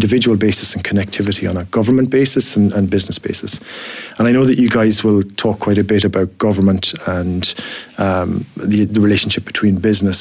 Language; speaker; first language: English; native; English